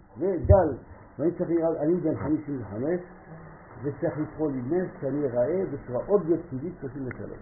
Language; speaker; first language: Hebrew; non-native, fluent; French